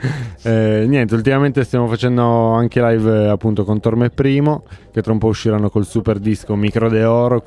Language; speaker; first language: Italian; native; Italian